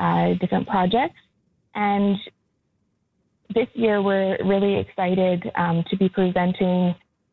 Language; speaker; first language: English; native; English